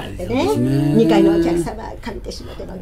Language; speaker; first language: Japanese; native; Japanese